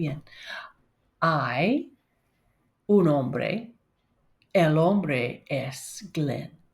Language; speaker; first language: Spanish; non-native, learner; English